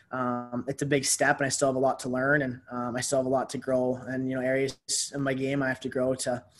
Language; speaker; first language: English; native; English